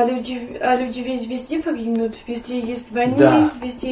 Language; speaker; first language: Russian; non-native, learner; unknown